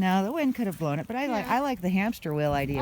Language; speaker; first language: English; native; English